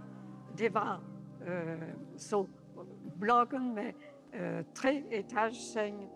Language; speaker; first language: Danish; non-native, fluent; French